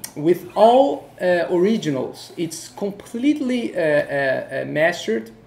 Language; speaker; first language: English; non-native, fluent; Portuguese